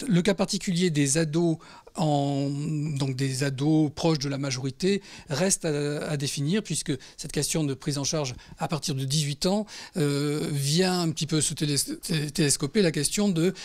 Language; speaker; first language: French; native; French